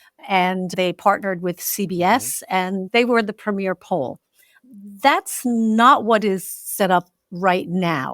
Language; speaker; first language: English; native; English